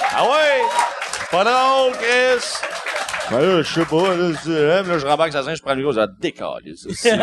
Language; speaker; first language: French; native; French